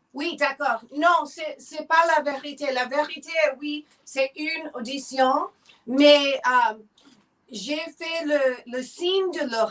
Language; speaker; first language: French; non-native, learner; English